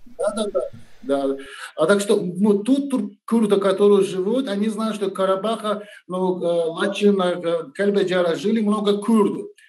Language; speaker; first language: Russian; non-native, learner; Turkish